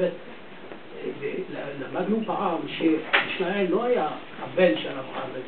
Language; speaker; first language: Hebrew; non-native, learner; French